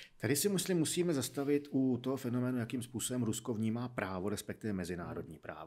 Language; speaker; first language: Czech; native; Czech